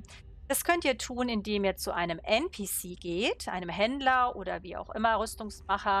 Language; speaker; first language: German; native; German